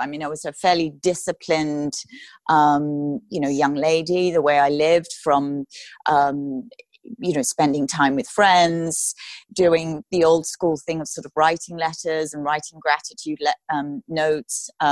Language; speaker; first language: English; native; English